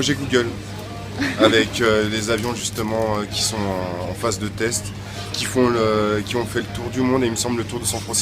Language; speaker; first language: French; native; French